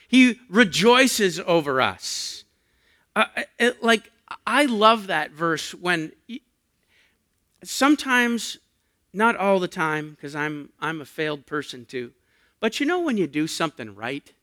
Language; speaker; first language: English; native; English